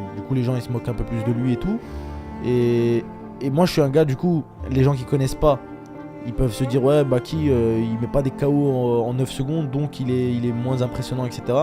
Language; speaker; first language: French; early bilingual, other home language; Chechen